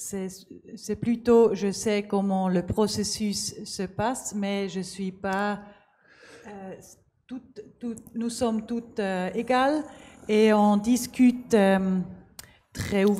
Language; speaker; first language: French; non-native, learner; German